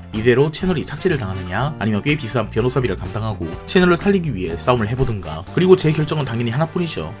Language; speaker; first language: Korean; native; Korean